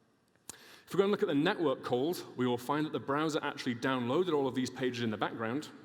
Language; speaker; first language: English; native; English